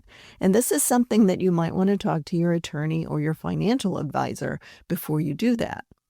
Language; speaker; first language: English; native; English